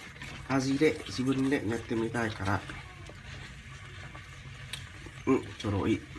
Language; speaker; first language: Japanese; non-native, learner; Vietnamese